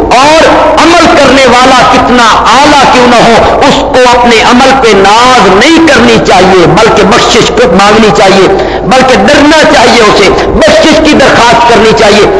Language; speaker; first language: Urdu; native; Urdu